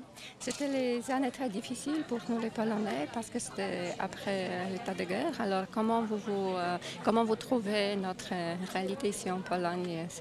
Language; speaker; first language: French; non-native, fluent; Polish